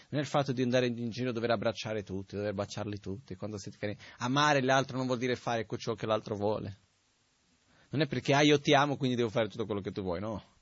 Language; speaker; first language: Italian; non-native, fluent; Portuguese